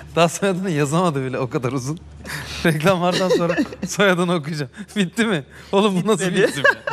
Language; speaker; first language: Turkish; native; Turkish